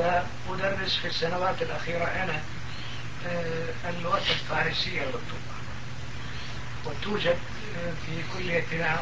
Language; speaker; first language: Arabic; non-native, fluent; Turkish